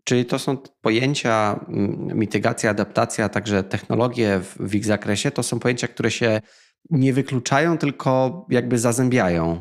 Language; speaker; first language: Polish; native; Polish